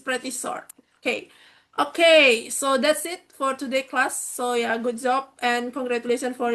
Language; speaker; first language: English; non-native, fluent; Indonesian